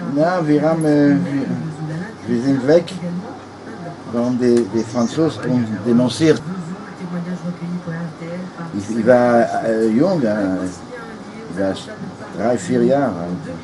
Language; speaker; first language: German; non-native, learner; French